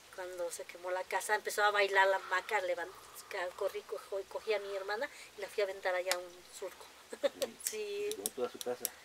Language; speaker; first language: Spanish; native; Spanish